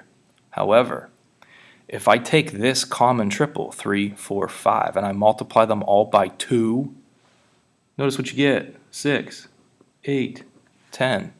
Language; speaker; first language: English; native; English